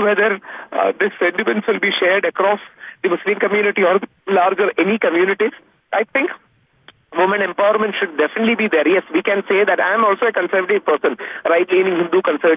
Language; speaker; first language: English; non-native, local second language; Malayalam